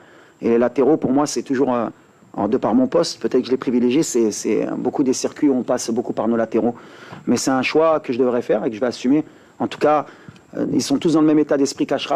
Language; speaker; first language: French; native; French